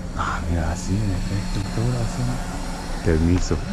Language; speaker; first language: Spanish; non-native, learner; Japanese